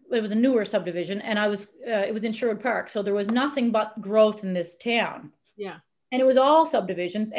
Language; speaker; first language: English; native; English